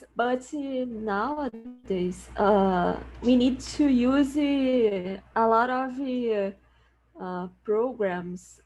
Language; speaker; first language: English; non-native, learner; Portuguese